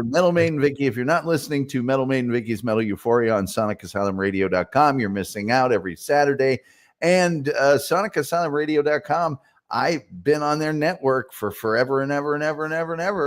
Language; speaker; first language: English; native; English